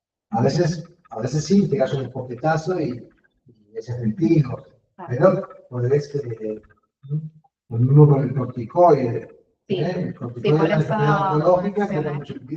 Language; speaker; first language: Spanish; native; Spanish